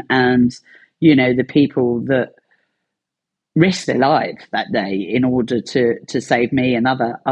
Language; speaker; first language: English; native; English